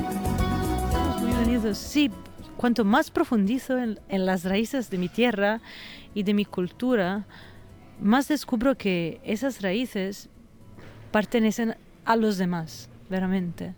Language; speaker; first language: Spanish; non-native, fluent; Italian